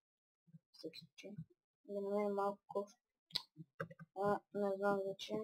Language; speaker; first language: Bulgarian; early bilingual, other home language; Russian